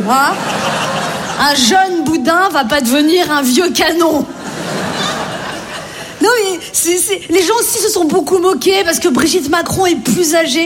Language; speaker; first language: French; native; French